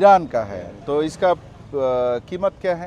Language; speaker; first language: Hindi; non-native, learner; Bangla